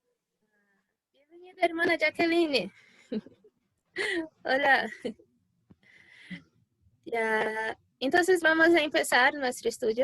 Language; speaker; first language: Spanish; non-native, fluent; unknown